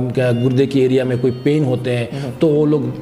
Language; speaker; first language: Hindi; non-native, fluent; Bangla